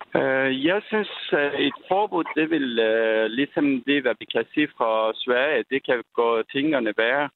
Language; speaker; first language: Danish; non-native, fluent; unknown